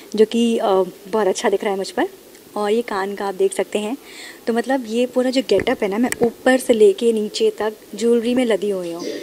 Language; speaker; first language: Hindi; native; Hindi